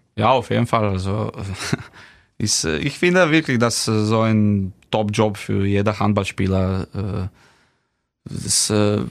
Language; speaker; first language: German; non-native, fluent; Slovenian